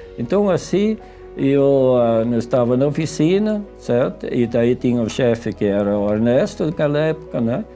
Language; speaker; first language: Portuguese; non-native, fluent; Swiss German